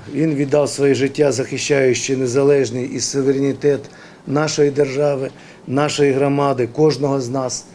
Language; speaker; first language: Ukrainian; native; Ukrainian